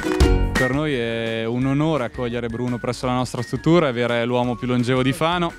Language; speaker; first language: Italian; native; Italian